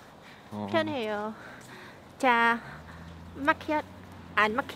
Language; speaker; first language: Korean; non-native, learner; Vietnamese